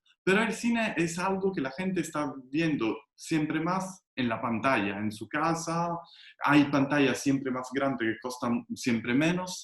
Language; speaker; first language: Spanish; non-native, fluent; Italian